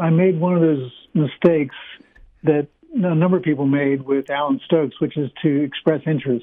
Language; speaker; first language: English; native; English